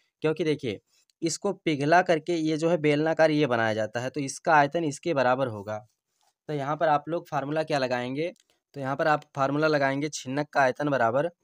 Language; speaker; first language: Hindi; native; Hindi